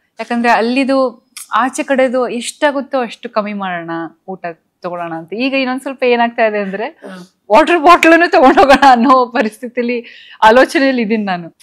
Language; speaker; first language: Kannada; native; Kannada